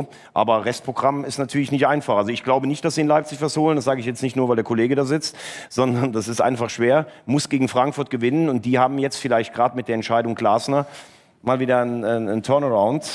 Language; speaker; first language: German; native; German